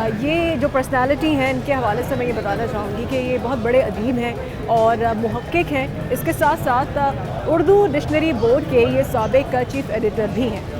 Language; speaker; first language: Urdu; native; Urdu